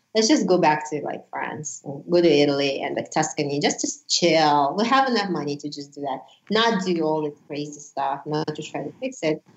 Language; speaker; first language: English; non-native, fluent; Russian